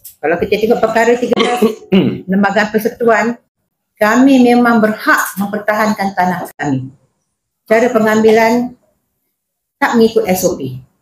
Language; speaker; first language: Malay; native; Malay